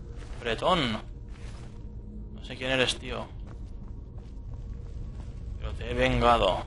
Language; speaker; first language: Spanish; native; Spanish